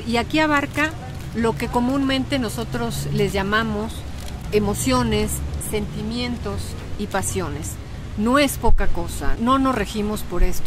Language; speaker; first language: Spanish; native; Spanish